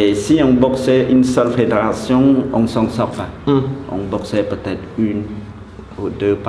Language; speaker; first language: French; non-native, fluent; Khmer